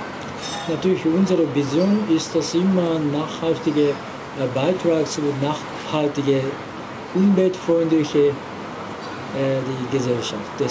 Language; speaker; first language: German; non-native, learner; Japanese